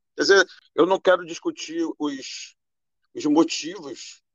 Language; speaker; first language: Portuguese; native; Portuguese